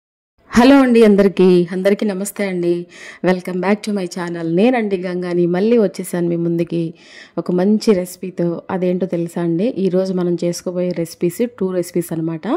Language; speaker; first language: Telugu; native; Telugu